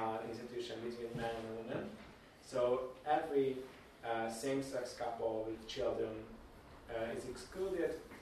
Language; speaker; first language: English; non-native, fluent; Hungarian